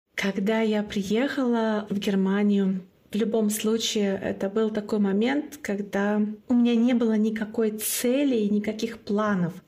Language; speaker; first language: Russian; non-native, local second language; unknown